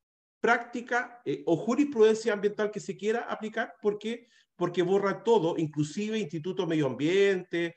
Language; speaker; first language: Spanish; native; Spanish